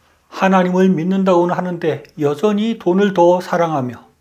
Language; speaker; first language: Korean; native; Korean